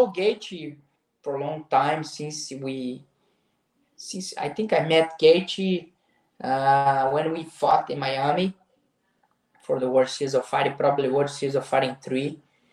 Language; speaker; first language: English; non-native, fluent; Portuguese